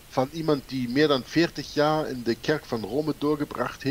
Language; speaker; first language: Dutch; non-native, fluent; German